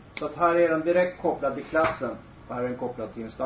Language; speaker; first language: Swedish; native; Swedish